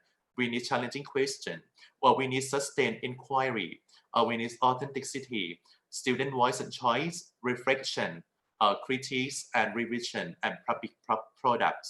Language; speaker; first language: English; non-native, fluent; Thai